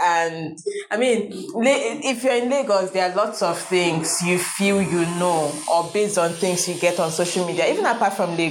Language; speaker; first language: English; non-native, local second language; Igbo